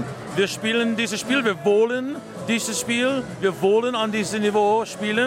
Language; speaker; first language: German; non-native, fluent; English